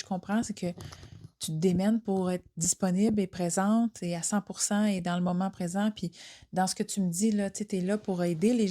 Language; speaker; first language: French; native; French